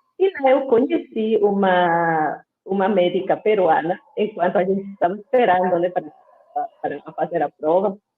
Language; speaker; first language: Portuguese; non-native, fluent; Spanish